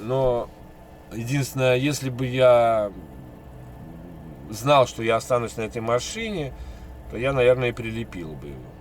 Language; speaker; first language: Russian; native; Russian